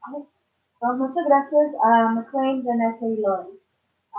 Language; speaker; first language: Spanish; early bilingual, other home language; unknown